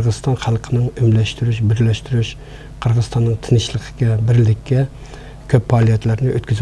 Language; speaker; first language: Turkish; non-native, learner; Uyghur